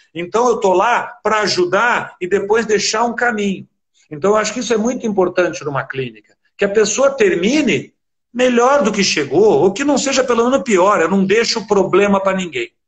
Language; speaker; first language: Portuguese; native; Portuguese